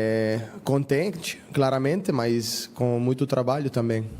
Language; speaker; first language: Portuguese; non-native, fluent; Spanish